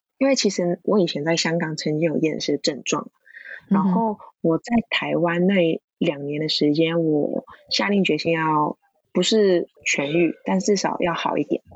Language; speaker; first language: Chinese; non-native, local second language; Cantonese